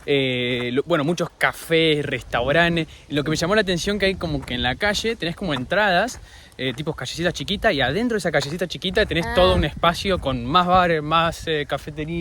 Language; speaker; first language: Spanish; native; Spanish